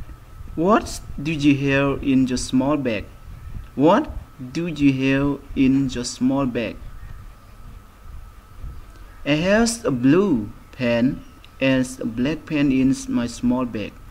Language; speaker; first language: English; non-native, fluent; Khmer